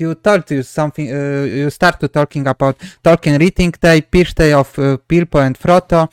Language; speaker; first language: English; non-native, learner; Polish